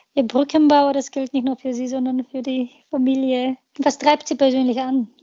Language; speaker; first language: German; non-native, fluent; Bulgarian